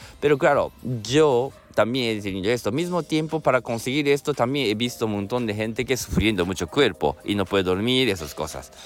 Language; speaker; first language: Spanish; non-native, learner; Japanese